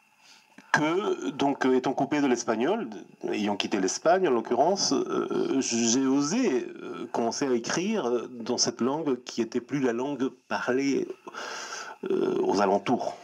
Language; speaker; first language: French; non-native, fluent; Spanish